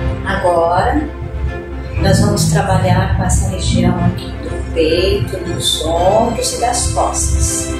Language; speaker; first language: Portuguese; native; Portuguese